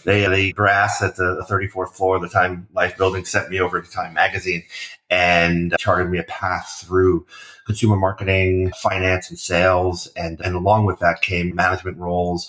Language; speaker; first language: English; native; English